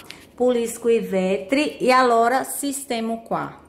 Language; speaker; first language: Italian; non-native, fluent; Portuguese